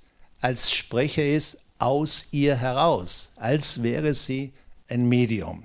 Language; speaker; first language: German; native; German